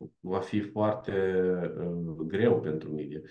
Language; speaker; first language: Romanian; non-native, learner; Ukrainian